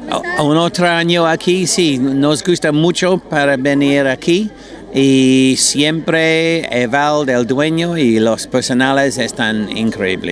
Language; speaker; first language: Spanish; non-native, learner; English